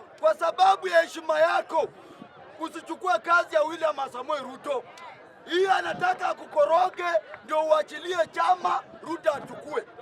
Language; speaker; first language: Swahili; native; Swahili